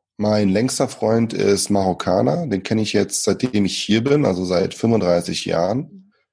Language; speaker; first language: German; early bilingual, other home language; Portuguese